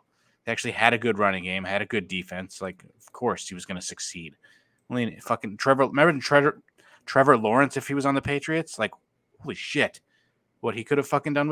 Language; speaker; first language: English; native; English